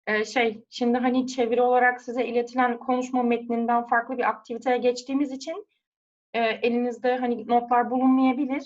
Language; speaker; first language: Turkish; native; Turkish